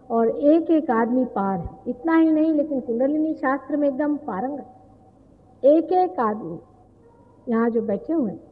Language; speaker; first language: Hindi; non-native, local second language; Marathi